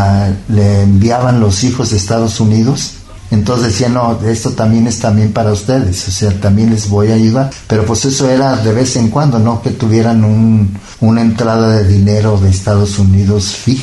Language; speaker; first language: Spanish; native; Spanish